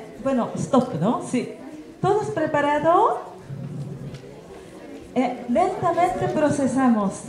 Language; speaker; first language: Spanish; non-native, learner; Japanese